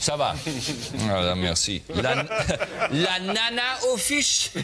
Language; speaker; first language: French; non-native, learner; German